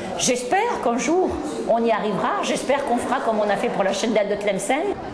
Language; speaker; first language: French; non-native, local second language; Arabic